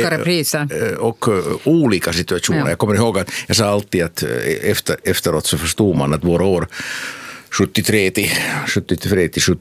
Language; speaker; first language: Swedish; non-native, local second language; Finnish